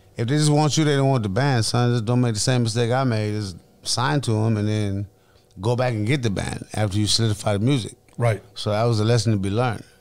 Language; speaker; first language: English; native; English